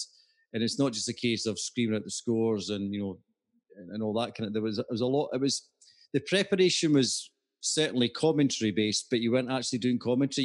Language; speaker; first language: English; native; English